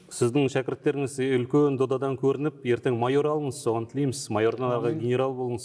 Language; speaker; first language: Kazakh; native; Kazakh